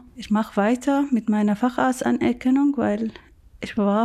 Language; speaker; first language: German; non-native, learner; Arabic